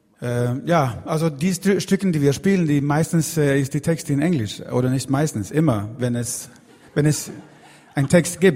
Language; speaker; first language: German; non-native, fluent; Swedish